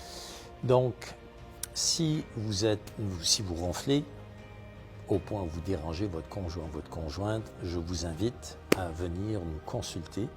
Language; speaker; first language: French; native; French